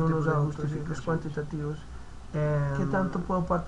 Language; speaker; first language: Spanish; native; Spanish